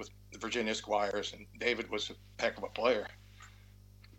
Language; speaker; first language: English; native; English